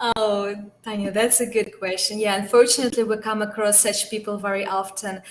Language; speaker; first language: English; non-native, fluent; Ukrainian